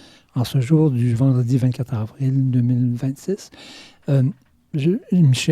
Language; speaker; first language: French; native; French